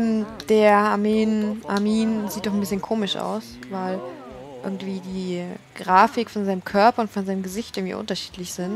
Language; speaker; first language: German; native; German